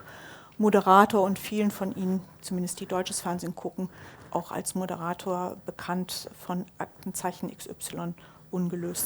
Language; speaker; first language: German; native; German